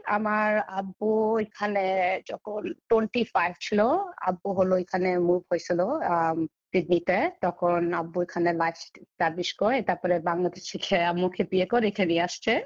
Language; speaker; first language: Bangla; early bilingual, heritage; Bangla